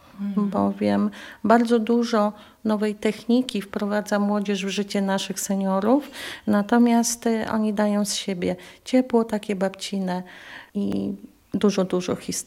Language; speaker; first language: Polish; native; Polish